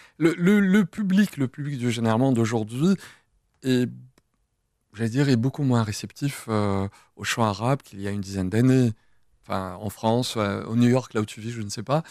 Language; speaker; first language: French; native; French